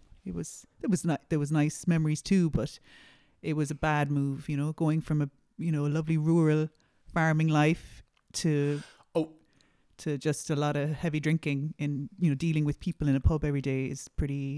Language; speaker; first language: English; native; English